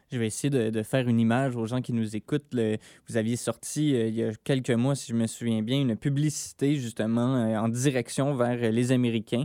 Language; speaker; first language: French; native; French